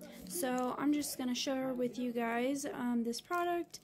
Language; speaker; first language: English; native; English